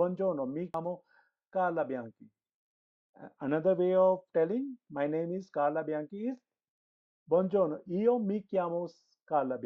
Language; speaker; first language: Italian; non-native, fluent; Hindi